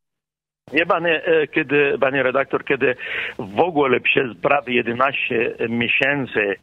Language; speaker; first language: Polish; non-native, fluent; Arabic